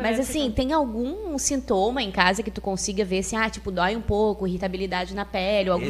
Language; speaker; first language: Portuguese; native; Portuguese